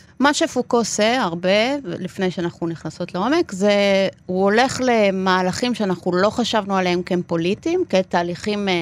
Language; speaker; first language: Hebrew; non-native, fluent; Spanish